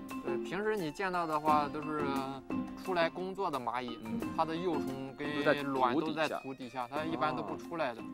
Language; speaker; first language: Chinese; native; Chinese